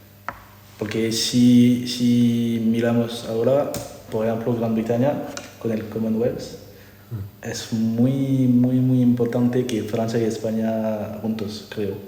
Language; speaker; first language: Spanish; non-native, learner; French